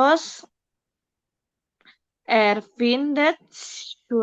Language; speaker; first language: German; non-native, learner; Indonesian